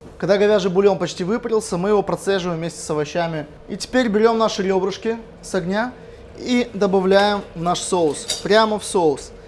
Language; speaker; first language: Russian; non-native, local second language; Romanian